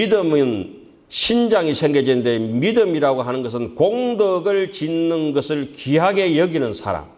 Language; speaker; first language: Korean; native; Korean